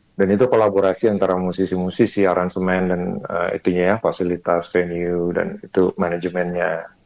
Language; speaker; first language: Indonesian; native; Indonesian